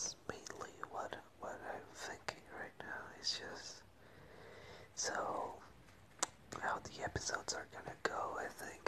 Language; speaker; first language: English; non-native, fluent; Spanish